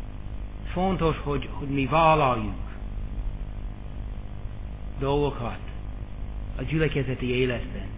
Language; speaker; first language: Hungarian; non-native, fluent; English